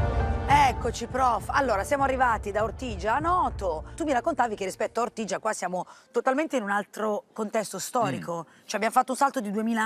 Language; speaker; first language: Italian; native; Italian